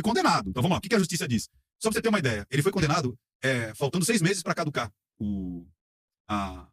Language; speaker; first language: Portuguese; native; Portuguese